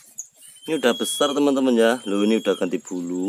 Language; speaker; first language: Malay; native; Malay